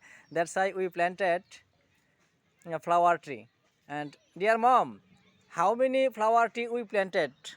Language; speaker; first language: English; non-native, local second language; Bangla